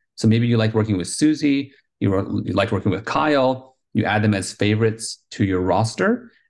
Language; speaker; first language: English; early bilingual, heritage; Spanish